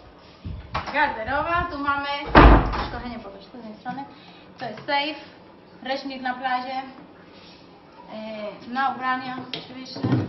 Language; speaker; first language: Polish; non-native, learner; Spanish